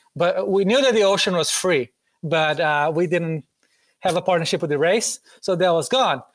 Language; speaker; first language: English; non-native, fluent; Portuguese